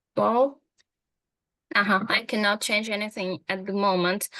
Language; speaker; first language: English; non-native, fluent; Ukrainian